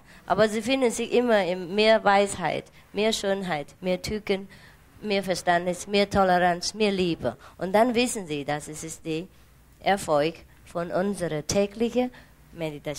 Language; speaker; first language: German; non-native, learner; Vietnamese